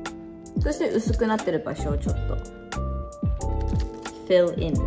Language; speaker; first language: Japanese; early bilingual, heritage; English